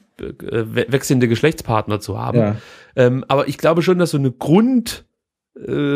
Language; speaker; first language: German; native; German